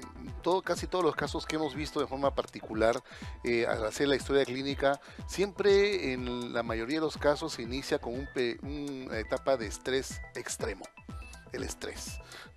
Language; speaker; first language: Spanish; native; Spanish